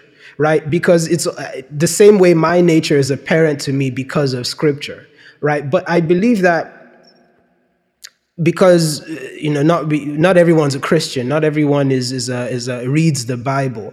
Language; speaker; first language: English; non-native, local second language; Yoruba